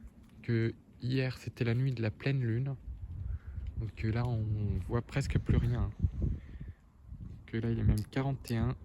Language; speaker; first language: French; native; French